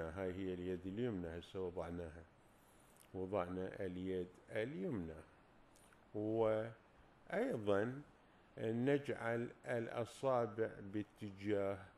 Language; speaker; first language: Arabic; native; Arabic